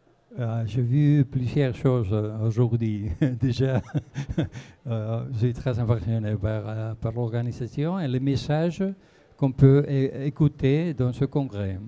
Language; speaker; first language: French; non-native, fluent; Spanish